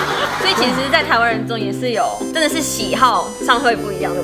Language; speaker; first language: Chinese; native; Chinese